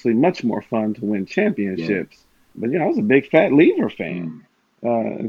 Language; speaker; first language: English; native; English